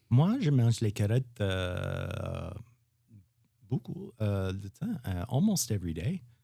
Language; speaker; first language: French; non-native, learner; English